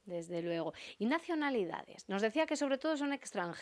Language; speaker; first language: Spanish; native; Spanish